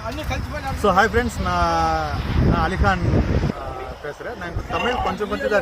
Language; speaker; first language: Tamil; non-native, learner; Telugu